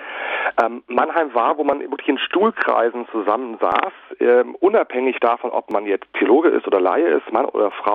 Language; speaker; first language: German; native; German